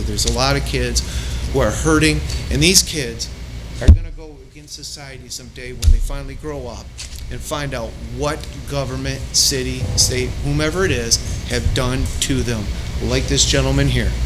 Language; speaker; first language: English; native; English